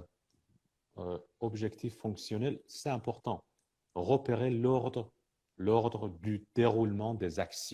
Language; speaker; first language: French; non-native, fluent; Persian